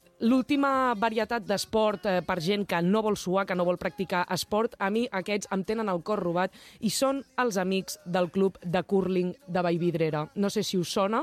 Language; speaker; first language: Catalan; native; Catalan